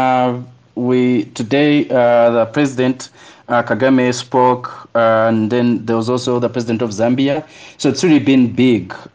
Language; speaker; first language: English; non-native, local second language; Ganda